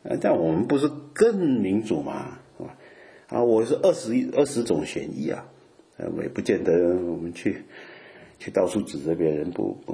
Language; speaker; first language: Chinese; native; Chinese